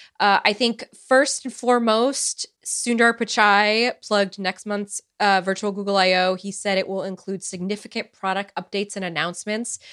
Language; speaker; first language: English; early bilingual, other home language; Romanian